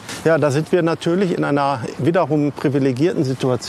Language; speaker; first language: German; native; German